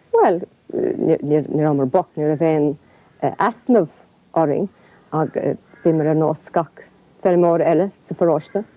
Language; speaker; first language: Irish; non-native, local second language; English